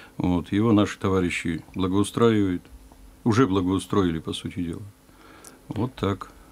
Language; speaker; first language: Russian; native; Russian